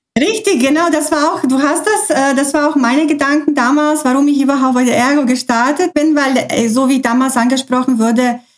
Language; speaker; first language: German; early bilingual, other home language; Croatian